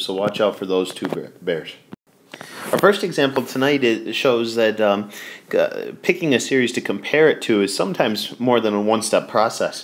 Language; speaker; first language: English; native; English